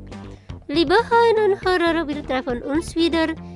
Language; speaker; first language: German; non-native, fluent; Indonesian